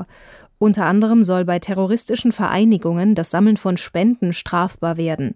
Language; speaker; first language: German; native; German